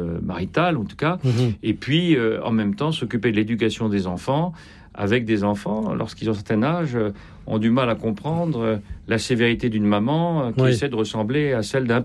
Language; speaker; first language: French; native; French